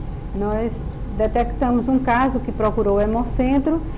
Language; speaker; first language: Portuguese; native; Portuguese